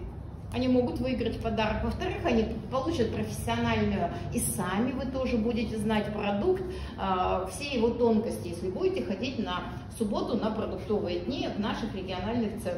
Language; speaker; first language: Russian; native; Russian